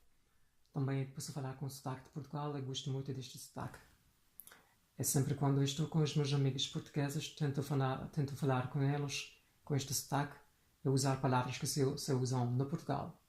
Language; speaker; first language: Portuguese; non-native, fluent; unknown